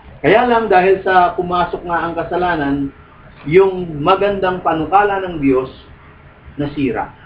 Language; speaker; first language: Filipino; native; Filipino